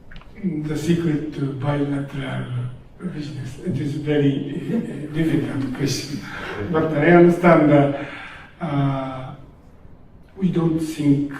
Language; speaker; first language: English; non-native, learner; Japanese